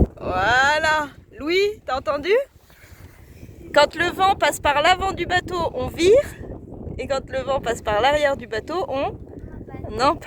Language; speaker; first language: French; native; French